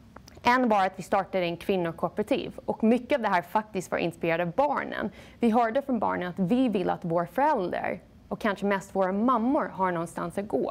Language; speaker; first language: Swedish; non-native, fluent; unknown